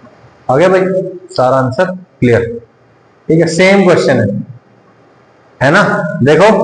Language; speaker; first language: Hindi; native; Hindi